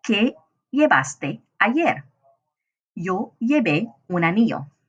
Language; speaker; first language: Spanish; non-native, fluent; English